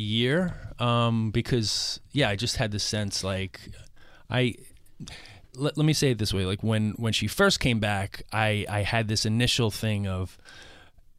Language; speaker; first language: English; native; English